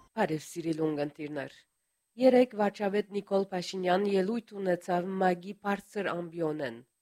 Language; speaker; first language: Armenian; early bilingual, heritage; Armenian